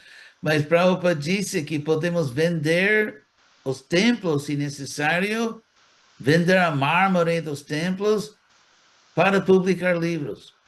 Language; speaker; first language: Portuguese; non-native, fluent; English